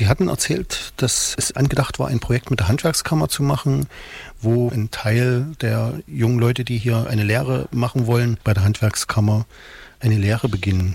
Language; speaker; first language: German; native; German